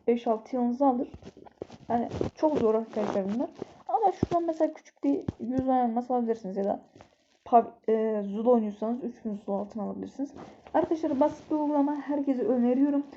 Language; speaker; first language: Turkish; native; Turkish